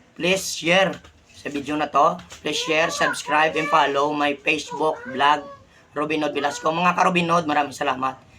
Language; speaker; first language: Filipino; non-native, local second language; Hiligaynon